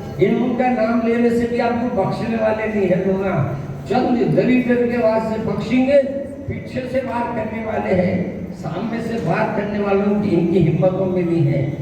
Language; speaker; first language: Urdu; native; Urdu